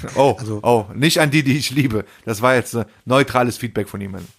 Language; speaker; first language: German; native; German